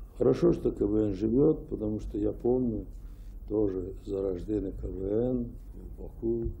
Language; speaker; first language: Russian; non-native, local second language; Azerbaijani